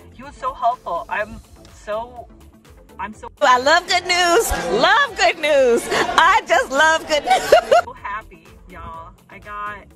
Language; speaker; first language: English; native; English